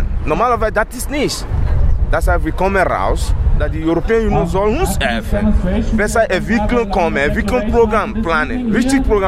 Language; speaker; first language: German; non-native, learner; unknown